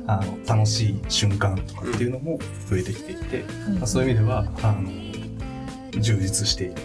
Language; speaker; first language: Japanese; native; Japanese